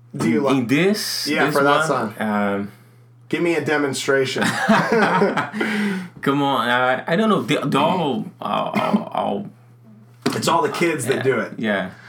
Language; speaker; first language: English; non-native, fluent; Portuguese